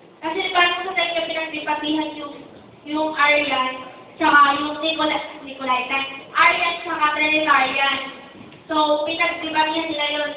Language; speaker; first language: Filipino; native; Filipino